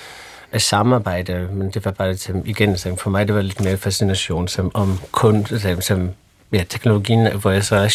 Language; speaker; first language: Danish; non-native, fluent; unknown